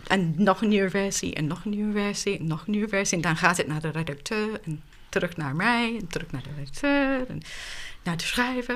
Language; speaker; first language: Dutch; non-native, fluent; English